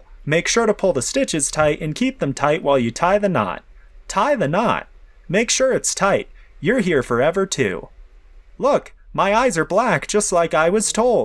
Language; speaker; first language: English; native; English